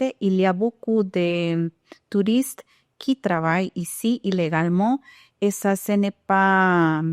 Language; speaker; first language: French; non-native, fluent; Spanish